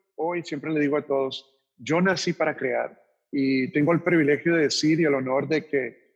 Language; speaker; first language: Spanish; native; Spanish